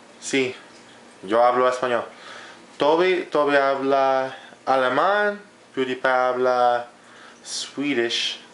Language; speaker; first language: Spanish; non-native, learner; English